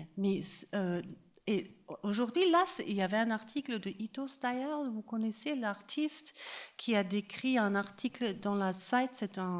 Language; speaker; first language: French; non-native, fluent; German